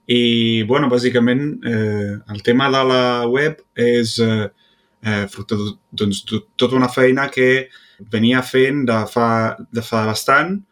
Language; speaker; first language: Catalan; non-native, fluent; Italian